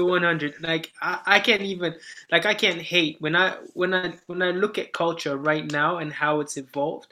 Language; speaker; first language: English; non-native, local second language; Shona